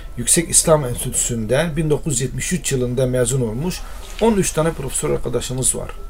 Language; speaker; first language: Turkish; non-native, local second language; Arabic